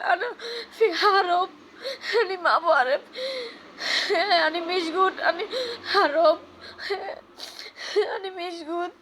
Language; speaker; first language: Arabic; non-native, learner; Bangla